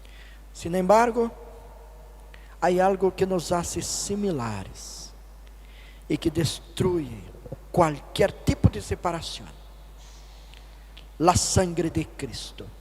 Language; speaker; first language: Spanish; non-native, fluent; Portuguese